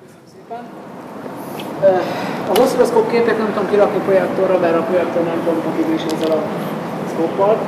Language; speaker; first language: Hungarian; native; Hungarian